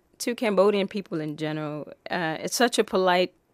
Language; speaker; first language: English; native; English